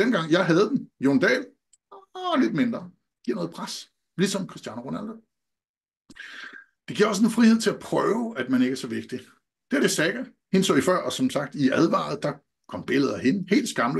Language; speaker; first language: Danish; native; Danish